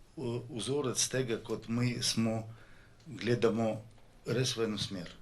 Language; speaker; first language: Slovenian; non-native, learner; Russian